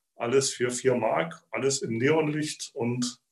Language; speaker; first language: German; native; German